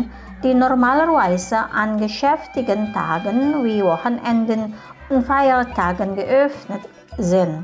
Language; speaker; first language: German; non-native, fluent; Indonesian